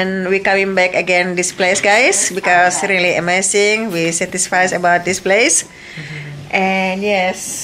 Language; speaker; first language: English; non-native, learner; Indonesian